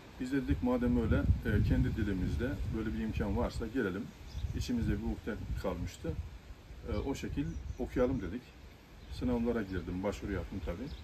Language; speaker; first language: Turkish; native; Turkish